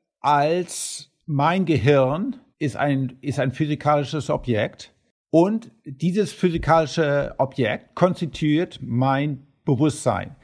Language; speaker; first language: German; early bilingual, heritage; German